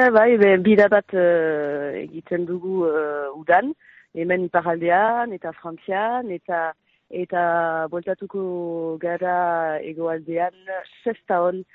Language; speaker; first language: Basque; non-native, local second language; French